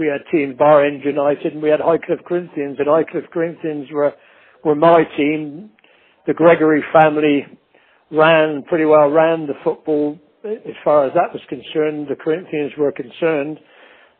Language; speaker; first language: English; native; English